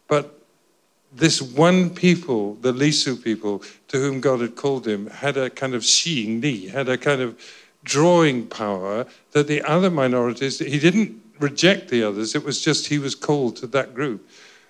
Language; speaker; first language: English; native; English